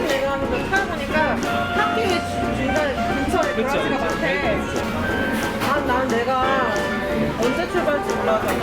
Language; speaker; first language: Korean; early bilingual, heritage; Korean